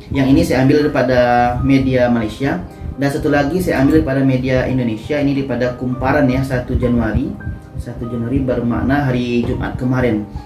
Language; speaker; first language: Indonesian; native; Indonesian